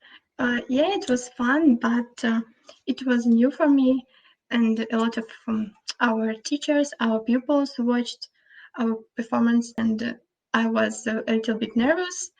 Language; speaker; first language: English; non-native, fluent; Russian